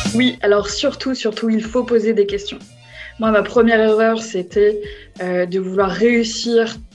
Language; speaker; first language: French; native; French